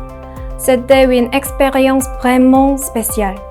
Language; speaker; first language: French; non-native, learner; Korean